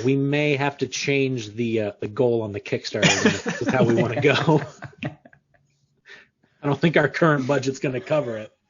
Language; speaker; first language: English; native; English